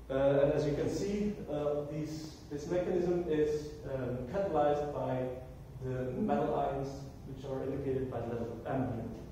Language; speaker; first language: English; non-native, fluent; Dutch